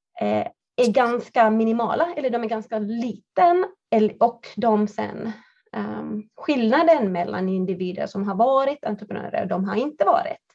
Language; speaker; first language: Swedish; non-native, fluent; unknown